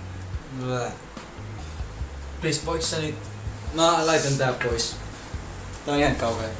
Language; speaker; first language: Finnish; early bilingual, other home language; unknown